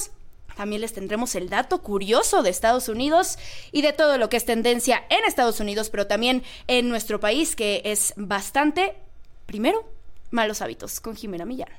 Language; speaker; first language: Spanish; native; Spanish